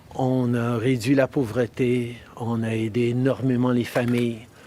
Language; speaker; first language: French; native; French